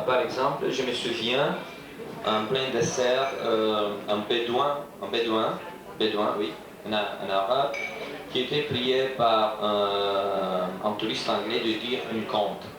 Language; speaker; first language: French; non-native, fluent; Romanian